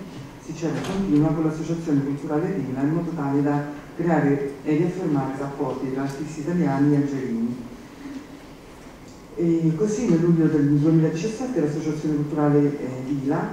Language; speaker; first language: Italian; native; Italian